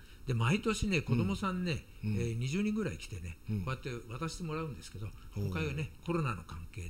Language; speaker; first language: Japanese; native; Japanese